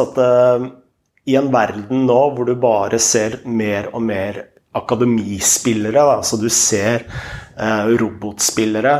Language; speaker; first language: Norwegian; native; Norwegian